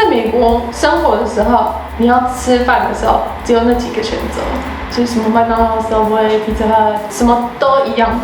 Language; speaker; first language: Chinese; non-native, fluent; English